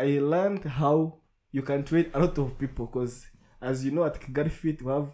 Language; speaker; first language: English; non-native, local second language; Kinyarwanda